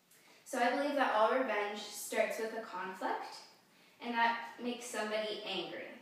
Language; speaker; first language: English; native; English